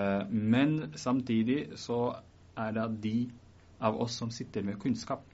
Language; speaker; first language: Norwegian; early bilingual, other home language; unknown